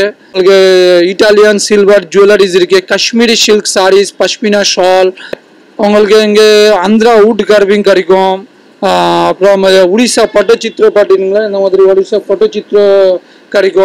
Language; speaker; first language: Tamil; non-native, fluent; Bangla